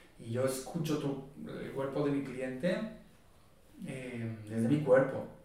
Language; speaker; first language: Spanish; non-native, fluent; Hebrew